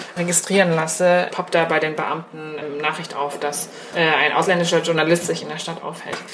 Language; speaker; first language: German; early bilingual, other home language; Chinese